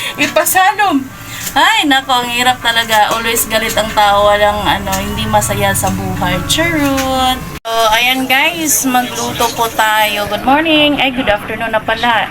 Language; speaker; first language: Filipino; non-native, local second language; Cebuano